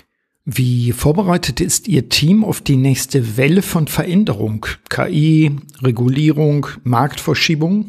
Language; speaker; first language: German; native; German